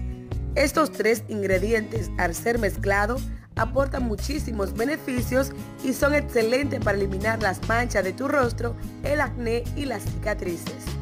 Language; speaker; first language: Spanish; native; Spanish